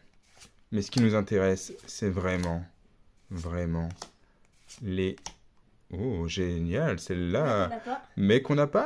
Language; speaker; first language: French; native; French